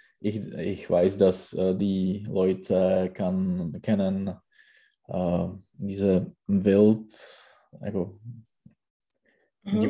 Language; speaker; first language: German; non-native, learner; Czech